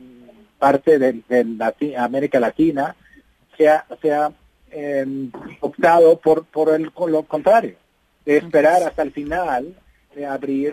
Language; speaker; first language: Spanish; non-native, fluent; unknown